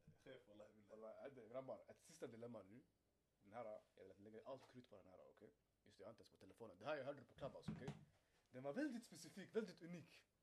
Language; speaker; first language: Swedish; early bilingual, other home language; Somali